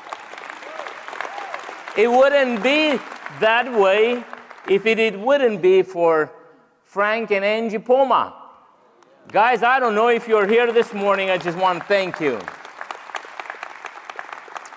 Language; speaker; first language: English; non-native, fluent; Romanian